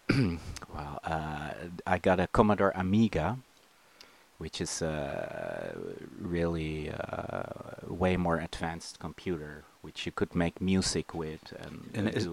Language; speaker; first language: English; non-native, fluent; Dutch